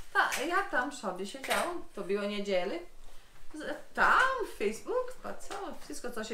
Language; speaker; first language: Polish; early bilingual, heritage; Polish